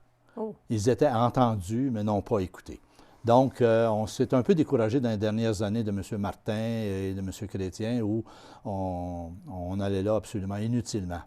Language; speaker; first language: French; native; French